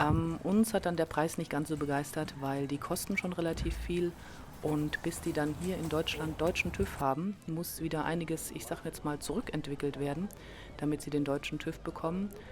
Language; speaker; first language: German; native; German